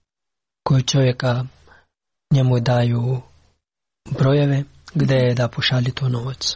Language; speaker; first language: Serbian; non-native, learner; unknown